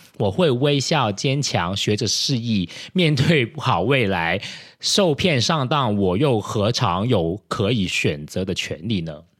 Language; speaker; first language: Chinese; non-native, local second language; Cantonese